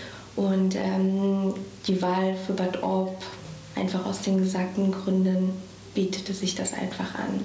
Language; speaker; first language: German; early bilingual, other home language; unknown